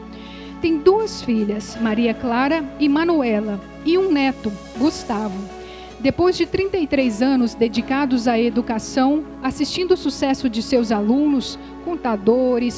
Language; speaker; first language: Portuguese; native; Portuguese